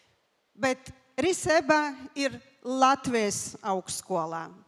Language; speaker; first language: Latvian; non-native, local second language; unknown